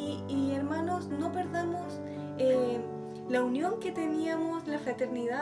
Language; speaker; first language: Spanish; native; Spanish